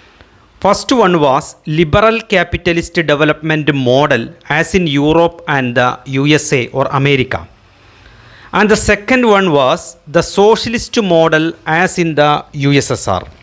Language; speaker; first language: English; non-native, local second language; Malayalam